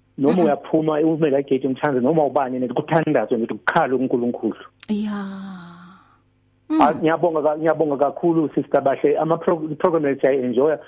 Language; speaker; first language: Zulu; native; Zulu